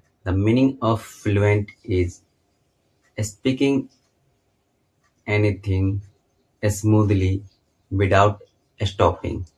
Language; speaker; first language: English; non-native, learner; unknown